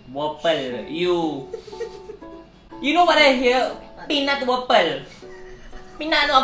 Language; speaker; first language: English; non-native, local second language; Malay